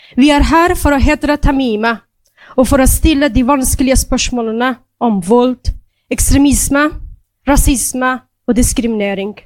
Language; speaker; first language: Norwegian; non-native, fluent; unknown